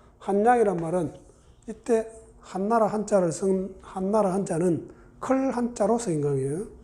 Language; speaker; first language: Korean; native; Korean